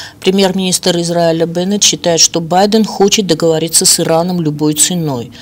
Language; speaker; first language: Russian; non-native, local second language; Armenian